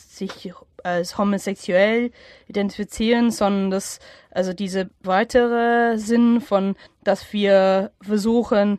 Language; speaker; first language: German; non-native, fluent; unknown